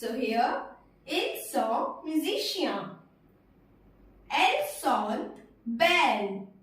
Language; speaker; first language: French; non-native, fluent; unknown